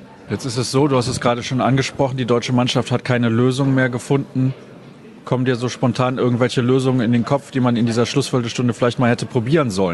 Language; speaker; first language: German; native; German